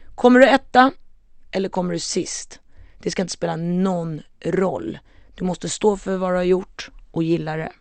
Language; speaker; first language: Swedish; native; Swedish